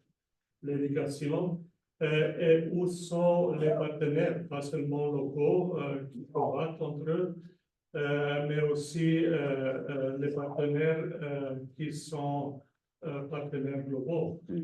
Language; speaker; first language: French; non-native, fluent; Slovenian